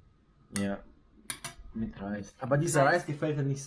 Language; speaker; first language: German; native; German